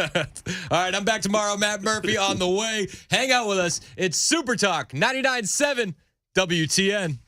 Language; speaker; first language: English; native; English